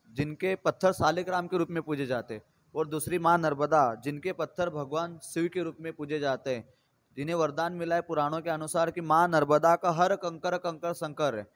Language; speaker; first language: Hindi; native; Hindi